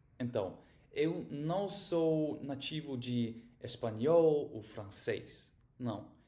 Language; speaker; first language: Portuguese; non-native, learner; German